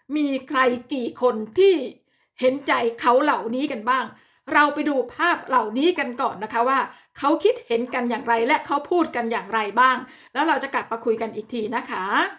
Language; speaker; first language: Thai; native; Thai